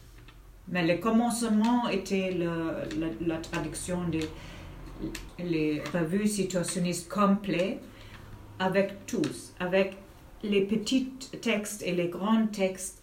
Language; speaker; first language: French; non-native, fluent; German